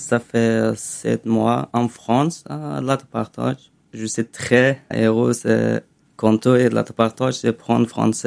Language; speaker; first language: French; non-native, learner; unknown